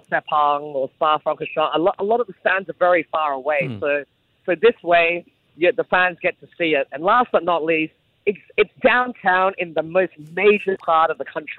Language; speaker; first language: English; native; English